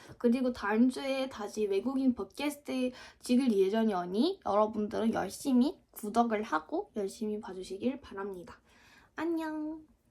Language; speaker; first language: Korean; non-native, fluent; Ukrainian